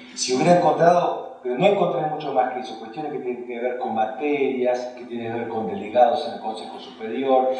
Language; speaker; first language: Spanish; early bilingual, other home language; Hungarian